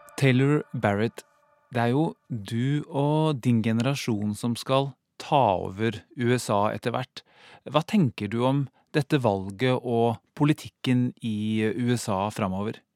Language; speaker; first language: Norwegian; native; Norwegian